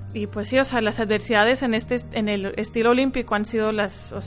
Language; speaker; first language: Spanish; early bilingual, heritage; Spanish